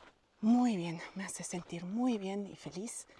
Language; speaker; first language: Spanish; non-native, fluent; English